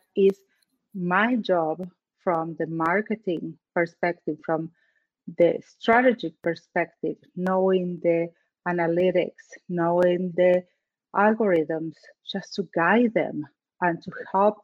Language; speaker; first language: English; non-native, fluent; Spanish